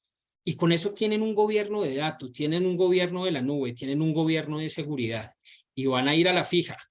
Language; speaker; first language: Spanish; native; Spanish